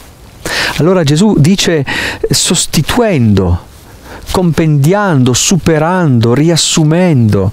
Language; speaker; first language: Italian; native; Italian